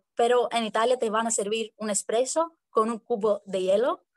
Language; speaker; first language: Spanish; non-native, fluent; Greek